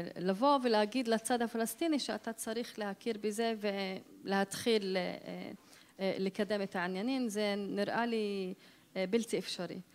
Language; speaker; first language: Hebrew; non-native, local second language; Arabic